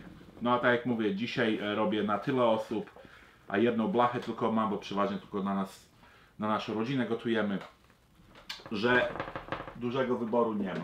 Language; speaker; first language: Polish; early bilingual, heritage; Polish